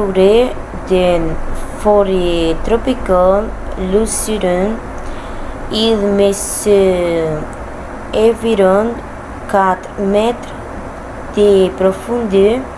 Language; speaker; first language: French; non-native, learner; Spanish